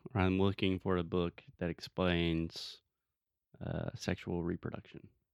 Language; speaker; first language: English; native; English